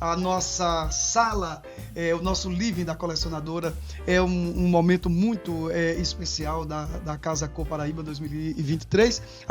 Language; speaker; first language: Portuguese; native; Portuguese